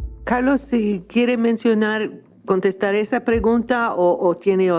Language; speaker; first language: Spanish; non-native, fluent; English